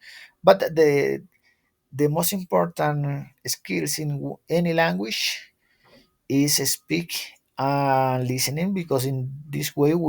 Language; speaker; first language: English; non-native, learner; Spanish